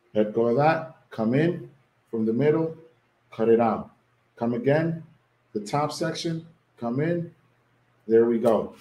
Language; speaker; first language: English; non-native, local second language; Spanish